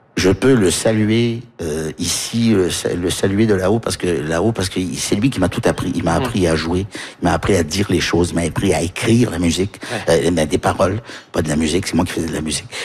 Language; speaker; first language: French; early bilingual, heritage; French